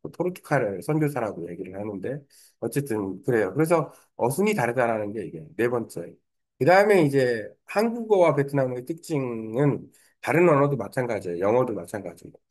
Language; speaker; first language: Korean; native; Korean